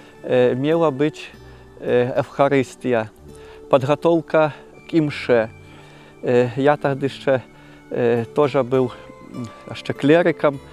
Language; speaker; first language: Polish; non-native, local second language; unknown